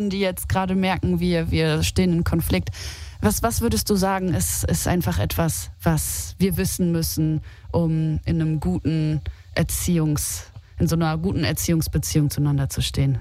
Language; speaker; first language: German; native; German